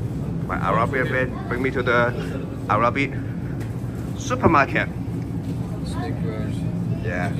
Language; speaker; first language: English; non-native, learner; Cantonese